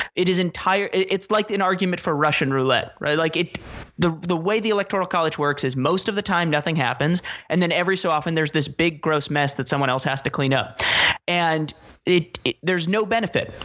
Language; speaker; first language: English; native; English